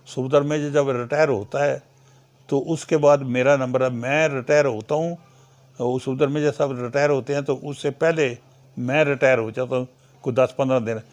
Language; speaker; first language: Urdu; non-native, local second language; Punjabi